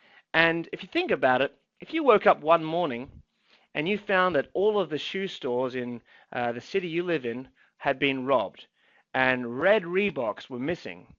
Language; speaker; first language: English; native; English